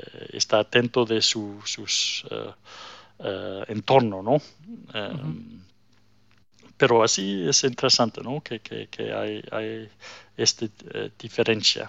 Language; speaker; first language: Spanish; non-native, fluent; Danish